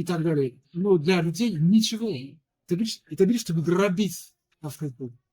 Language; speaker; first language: Russian; non-native, learner; French